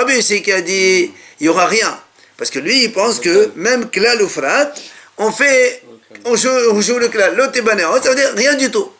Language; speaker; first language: French; native; French